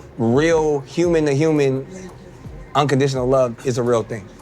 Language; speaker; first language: English; native; English